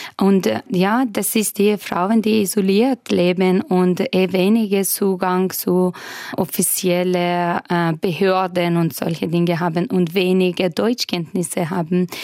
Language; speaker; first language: German; non-native, fluent; Persian